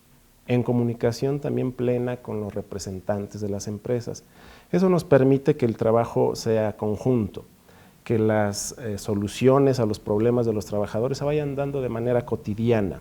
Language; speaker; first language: Spanish; native; Spanish